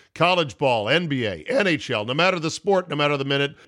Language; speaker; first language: English; native; English